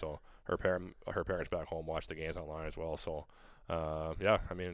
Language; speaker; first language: English; native; English